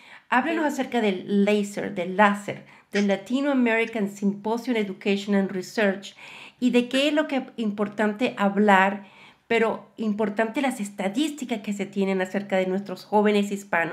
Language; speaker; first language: Spanish; native; Spanish